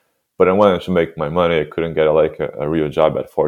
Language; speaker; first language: English; non-native, fluent; Portuguese